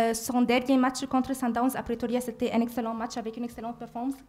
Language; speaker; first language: French; non-native, fluent; Arabic